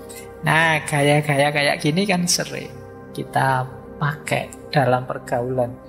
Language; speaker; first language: Indonesian; native; Indonesian